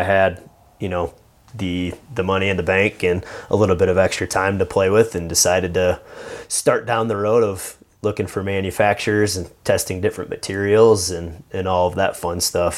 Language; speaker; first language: English; native; English